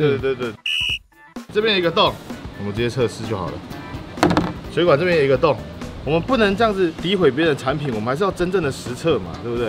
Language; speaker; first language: Chinese; native; Chinese